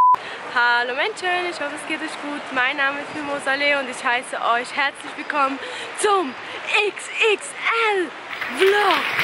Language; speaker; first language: German; early bilingual, other home language; Albanian